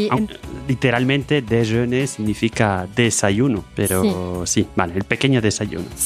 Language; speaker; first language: Spanish; native; Spanish